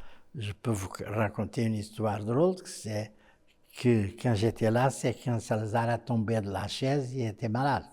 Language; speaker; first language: French; non-native, fluent; Portuguese